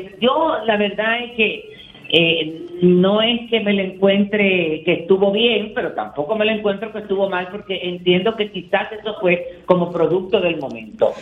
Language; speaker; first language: Spanish; native; Spanish